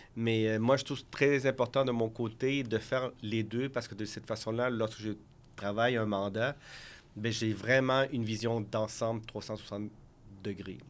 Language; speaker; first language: French; early bilingual, other home language; Spanish